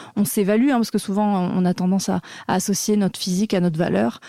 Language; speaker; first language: French; native; French